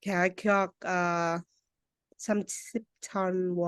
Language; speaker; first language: Korean; non-native, learner; Vietnamese